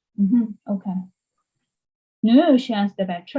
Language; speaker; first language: Swedish; non-native, learner; Chinese